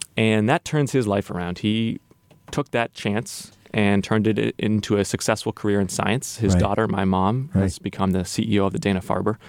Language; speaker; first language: English; native; English